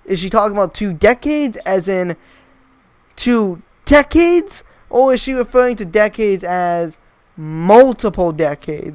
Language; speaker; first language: English; native; English